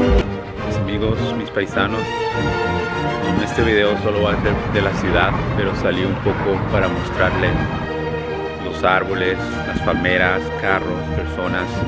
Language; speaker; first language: Spanish; non-native, local second language; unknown